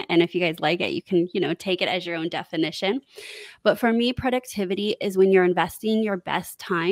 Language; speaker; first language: English; native; English